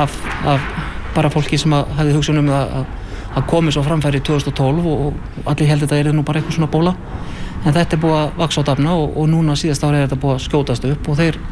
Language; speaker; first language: Icelandic; native; Icelandic